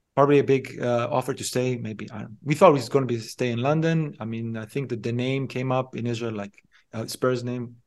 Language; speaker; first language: English; non-native, fluent; Hebrew